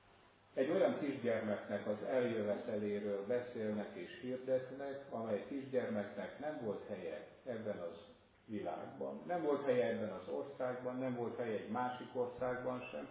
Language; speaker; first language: Hungarian; native; Hungarian